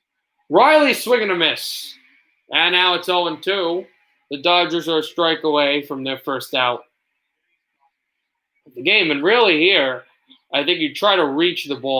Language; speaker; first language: English; native; English